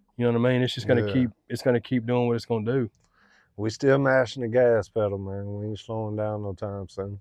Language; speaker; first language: English; native; English